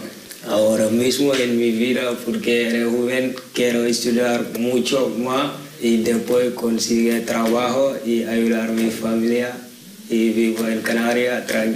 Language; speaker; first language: Spanish; non-native, learner; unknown